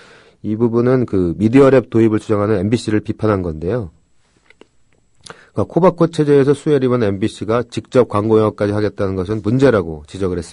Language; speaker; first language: Korean; native; Korean